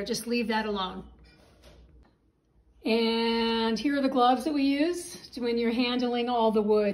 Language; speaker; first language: English; native; English